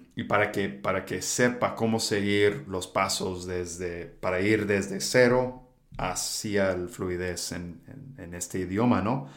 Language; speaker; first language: Spanish; non-native, fluent; English